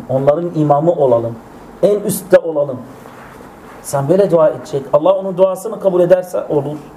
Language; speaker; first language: Turkish; non-native, fluent; Arabic